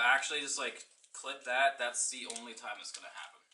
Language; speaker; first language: English; native; English